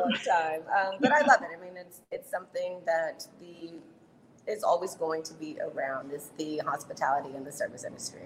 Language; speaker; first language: English; native; English